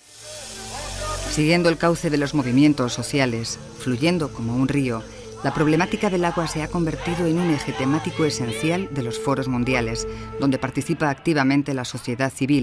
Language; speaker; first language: Spanish; native; Spanish